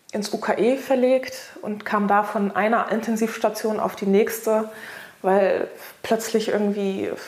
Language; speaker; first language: German; native; German